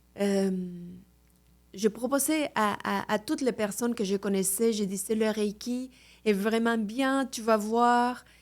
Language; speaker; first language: French; non-native, fluent; Spanish